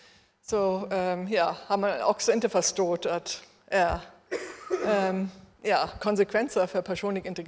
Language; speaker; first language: Swedish; non-native, fluent; German